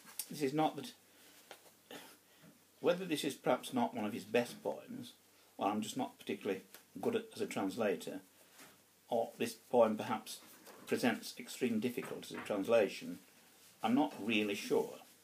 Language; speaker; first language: English; native; English